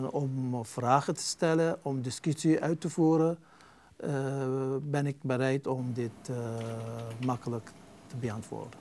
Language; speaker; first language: Dutch; non-native, fluent; Turkish